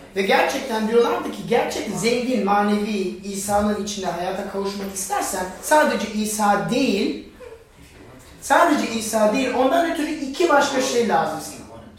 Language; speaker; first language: Turkish; non-native, fluent; German